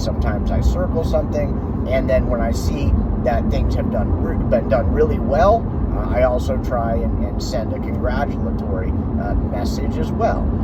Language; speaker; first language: English; native; English